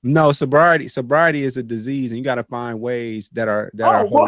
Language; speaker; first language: English; native; English